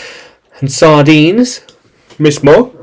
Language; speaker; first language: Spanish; non-native, fluent; English